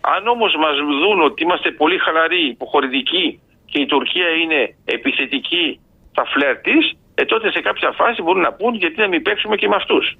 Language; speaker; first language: Greek; early bilingual, heritage; Greek